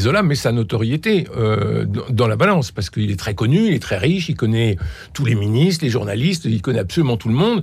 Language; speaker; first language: French; native; French